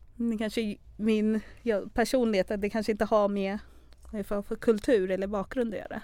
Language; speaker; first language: Swedish; early bilingual, other home language; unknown